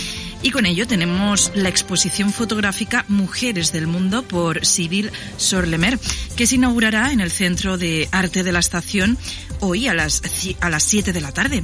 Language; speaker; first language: Spanish; native; Spanish